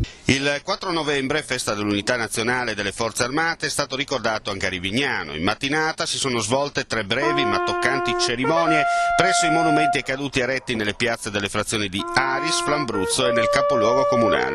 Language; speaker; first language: Italian; native; Italian